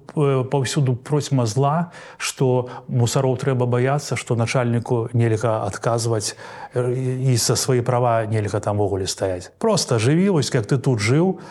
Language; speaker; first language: Belarusian; non-native, local second language; Russian